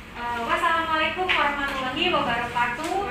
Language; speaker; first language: English; non-native, learner; Indonesian